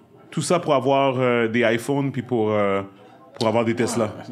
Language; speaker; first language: French; native; French